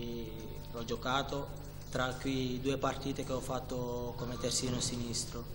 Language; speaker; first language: Italian; non-native, fluent; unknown